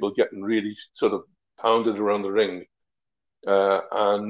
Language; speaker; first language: English; native; English